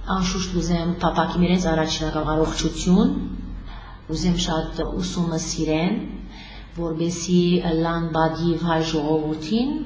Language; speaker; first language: Armenian; early bilingual, heritage; Armenian